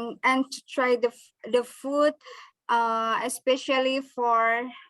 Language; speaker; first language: English; non-native, learner; Indonesian